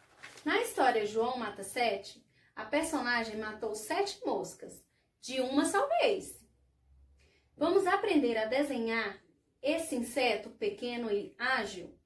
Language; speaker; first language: Portuguese; native; Portuguese